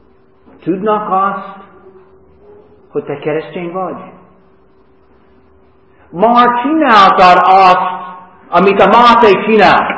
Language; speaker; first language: Hungarian; non-native, fluent; English